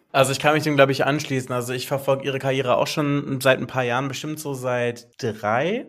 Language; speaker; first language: German; native; German